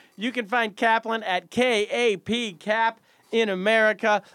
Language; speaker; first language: English; native; English